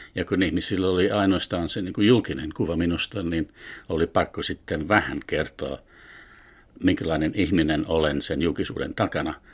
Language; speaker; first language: Finnish; non-native, fluent; English